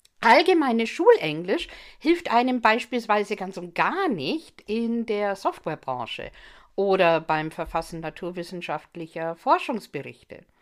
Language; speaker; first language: German; non-native, fluent; English